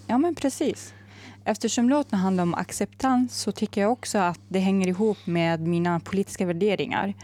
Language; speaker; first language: Swedish; non-native, fluent; Arabic